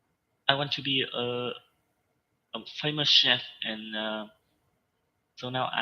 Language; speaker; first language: English; non-native, learner; Vietnamese